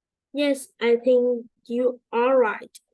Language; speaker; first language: English; non-native, learner; Vietnamese